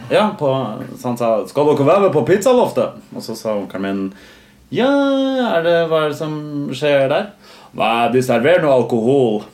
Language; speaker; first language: Norwegian; native; Norwegian